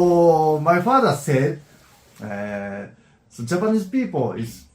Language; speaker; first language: English; non-native, learner; Japanese